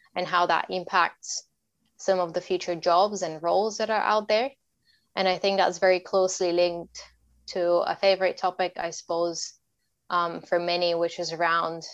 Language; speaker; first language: English; non-native, fluent; Bulgarian